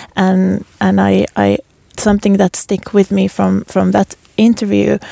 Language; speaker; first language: English; non-native, fluent; Finnish